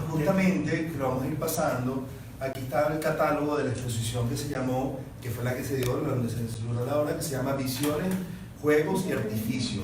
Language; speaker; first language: Spanish; native; Spanish